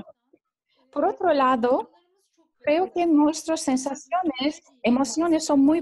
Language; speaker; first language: Spanish; non-native, fluent; Turkish